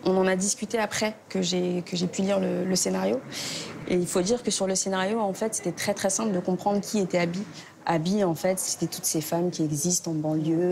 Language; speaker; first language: French; native; French